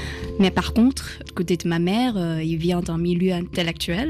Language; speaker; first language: French; non-native, fluent; Chinese